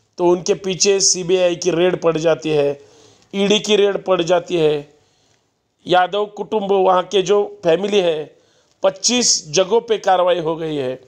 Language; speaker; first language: Hindi; non-native, local second language; Marathi